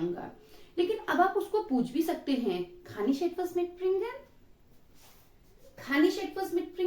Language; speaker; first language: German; non-native, learner; Hindi